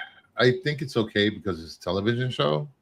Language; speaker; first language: English; native; English